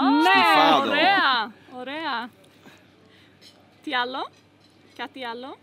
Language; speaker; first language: Greek; non-native, learner; Swedish